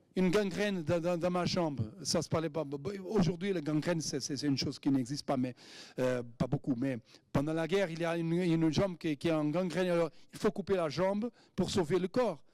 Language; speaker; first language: French; non-native, fluent; Portuguese